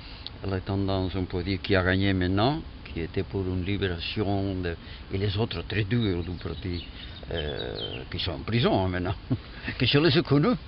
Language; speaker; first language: French; non-native, fluent; Catalan